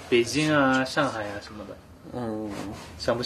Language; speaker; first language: Chinese; non-native, fluent; Japanese